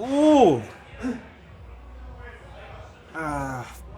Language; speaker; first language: Japanese; native; Japanese